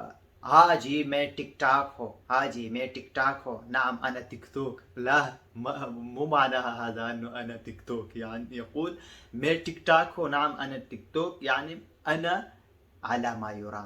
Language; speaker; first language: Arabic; non-native, fluent; Pashto